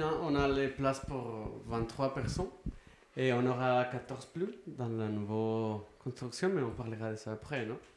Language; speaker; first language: French; non-native, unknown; Spanish